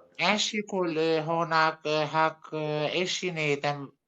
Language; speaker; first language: Arabic; non-native, learner; Turkish